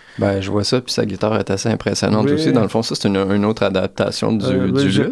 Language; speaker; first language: French; native; French